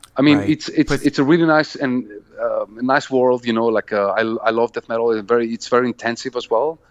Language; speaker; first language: English; non-native, fluent; Greek